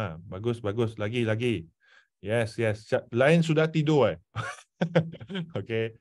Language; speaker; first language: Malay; non-native, local second language; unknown